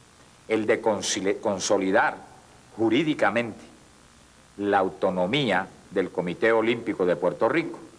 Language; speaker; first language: Spanish; native; Spanish